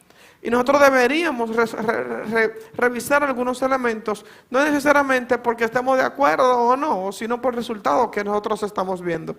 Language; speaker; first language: Spanish; native; Spanish